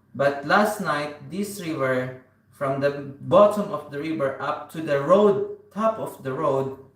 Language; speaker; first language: English; non-native, local second language; Filipino